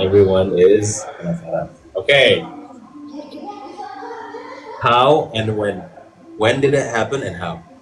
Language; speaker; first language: English; non-native, learner; Indonesian